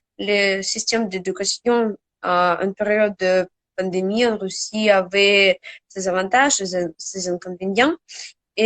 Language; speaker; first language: French; non-native, learner; Russian